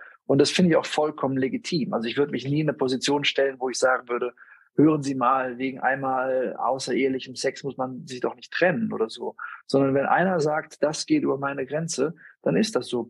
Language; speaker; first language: German; native; German